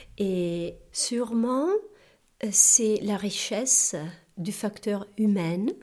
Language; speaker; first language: French; non-native, fluent; Italian